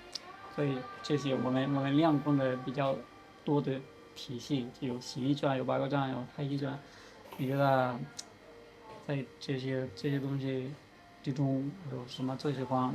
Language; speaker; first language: Chinese; non-native, learner; Spanish